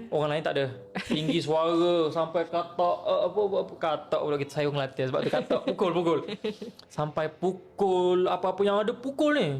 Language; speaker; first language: Malay; native; Malay